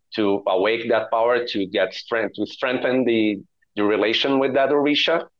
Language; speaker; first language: English; non-native, fluent; Portuguese